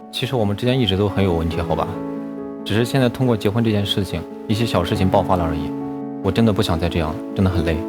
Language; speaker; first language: Chinese; native; Chinese